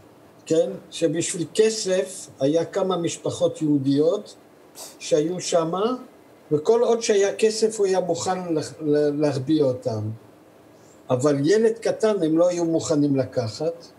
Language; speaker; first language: Hebrew; early bilingual, other home language; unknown